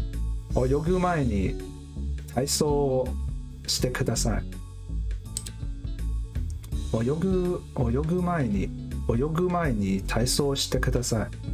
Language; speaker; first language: Japanese; non-native, learner; English